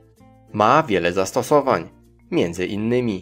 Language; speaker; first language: Polish; native; Polish